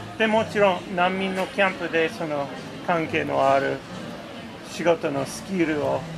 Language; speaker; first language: Japanese; non-native, fluent; English